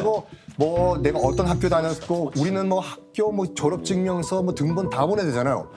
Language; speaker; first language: Korean; native; Korean